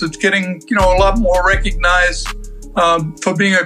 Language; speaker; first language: English; native; English